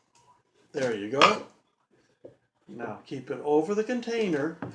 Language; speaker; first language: English; native; English